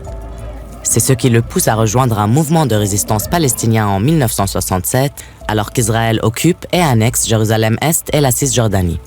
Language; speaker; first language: French; native; French